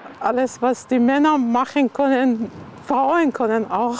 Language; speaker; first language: German; non-native, learner; Persian